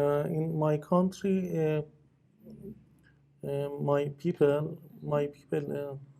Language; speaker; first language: English; non-native, learner; Persian